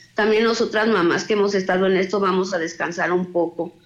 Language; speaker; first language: Spanish; native; Spanish